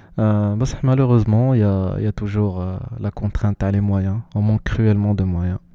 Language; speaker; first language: French; non-native, local second language; Arabic